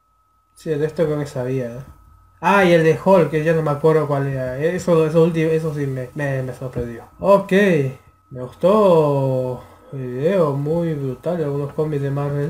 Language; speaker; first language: Spanish; native; Spanish